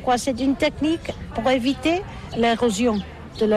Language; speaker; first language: French; non-native, learner; Catalan